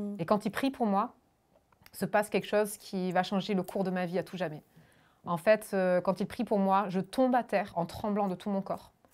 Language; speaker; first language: French; early bilingual, other home language; German